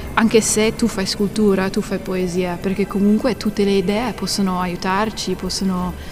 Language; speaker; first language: Italian; non-native, fluent; English